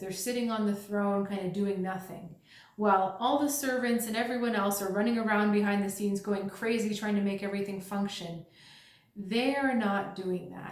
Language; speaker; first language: English; native; English